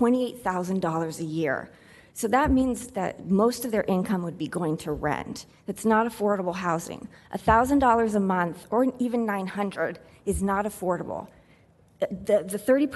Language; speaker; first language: English; native; English